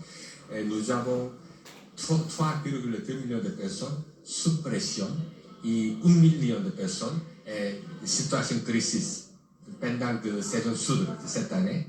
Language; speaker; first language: French; non-native, learner; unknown